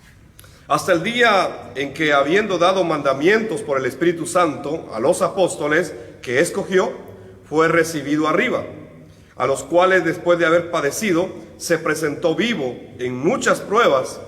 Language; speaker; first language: Spanish; native; Spanish